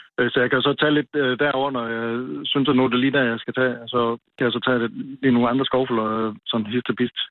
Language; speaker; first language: Danish; native; Danish